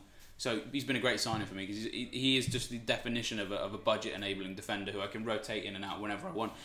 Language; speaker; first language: English; native; English